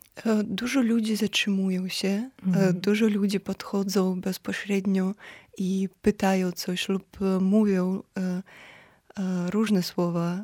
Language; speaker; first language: Polish; non-native, fluent; Ukrainian